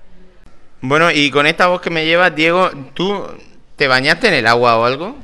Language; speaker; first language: Spanish; native; Spanish